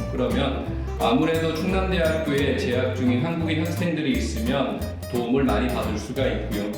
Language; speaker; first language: Korean; native; Korean